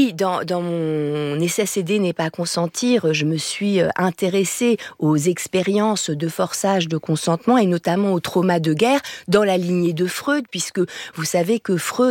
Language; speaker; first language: French; native; French